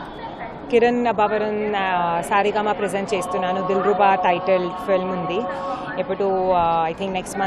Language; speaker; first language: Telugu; non-native, learner; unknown